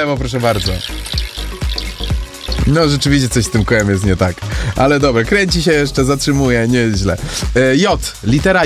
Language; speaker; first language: Polish; native; Polish